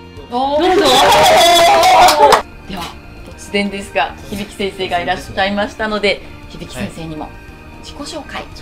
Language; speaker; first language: Japanese; native; Japanese